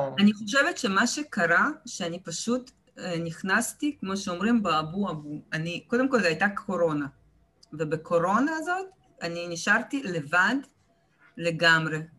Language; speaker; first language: Hebrew; early bilingual, other home language; Russian